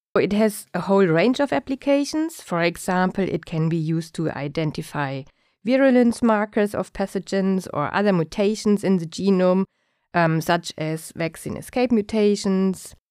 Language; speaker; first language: English; non-native, fluent; German